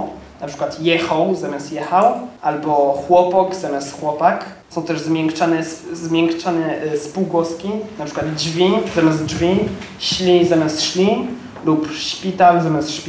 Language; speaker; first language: Polish; early bilingual, heritage; Polish